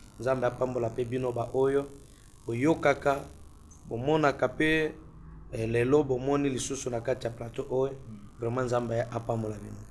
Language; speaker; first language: Lingala; non-native, local second language; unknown